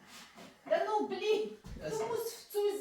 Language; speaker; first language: German; non-native, learner; Russian